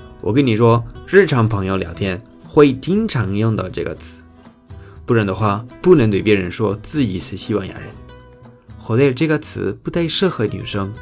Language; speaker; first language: Chinese; non-native, fluent; Spanish